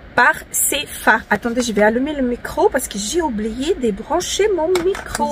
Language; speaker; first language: French; non-native, fluent; Ukrainian